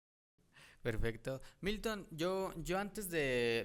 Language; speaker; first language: Spanish; native; Spanish